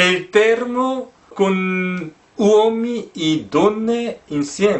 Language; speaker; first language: Italian; non-native, learner; Korean